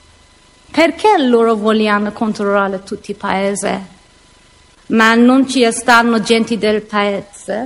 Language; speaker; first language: Italian; non-native, learner; Persian